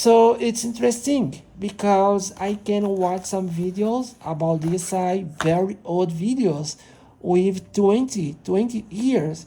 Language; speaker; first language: English; non-native, learner; Portuguese